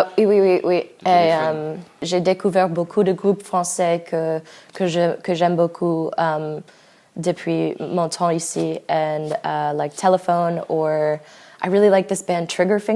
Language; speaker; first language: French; non-native, learner; English